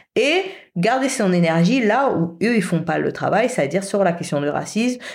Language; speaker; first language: French; native; French